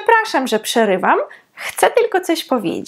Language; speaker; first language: Polish; non-native, fluent; Ukrainian